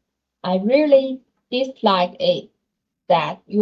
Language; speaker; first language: English; non-native, learner; Chinese